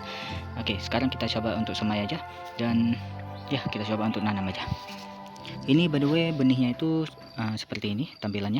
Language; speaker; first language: Indonesian; native; Indonesian